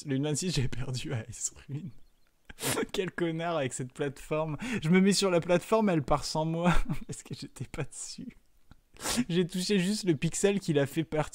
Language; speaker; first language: French; native; French